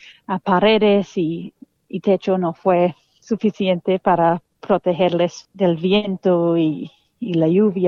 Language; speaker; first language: Spanish; non-native, fluent; English